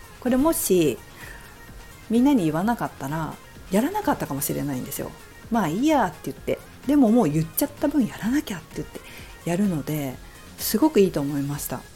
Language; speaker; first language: Japanese; native; Japanese